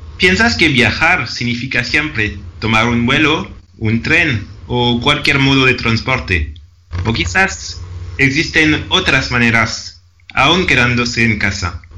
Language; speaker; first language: Spanish; non-native, fluent; French